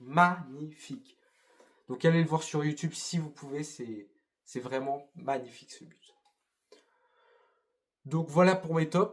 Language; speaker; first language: French; native; French